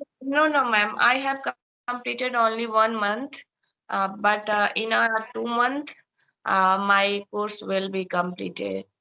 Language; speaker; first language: English; non-native, learner; Hindi